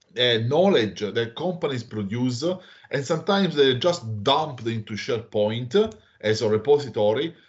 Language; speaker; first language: English; non-native, fluent; Italian